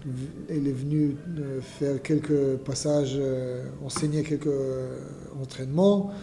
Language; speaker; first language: French; non-native, fluent; Hebrew